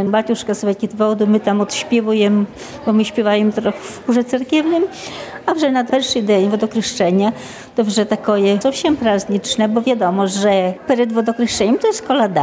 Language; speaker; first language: Ukrainian; native; Ukrainian